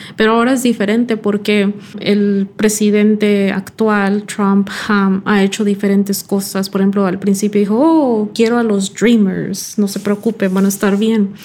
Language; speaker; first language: Spanish; early bilingual, heritage; Spanish